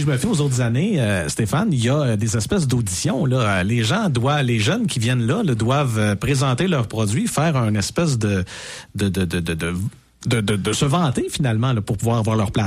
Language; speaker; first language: French; native; French